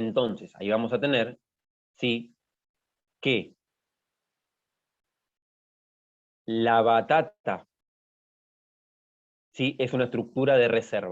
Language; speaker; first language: Spanish; native; Spanish